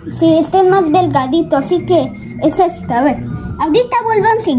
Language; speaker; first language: Spanish; early bilingual, heritage; Spanish